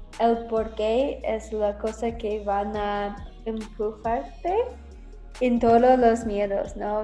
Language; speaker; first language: Spanish; non-native, learner; English